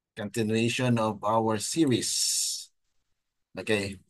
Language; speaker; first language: English; non-native, local second language; Filipino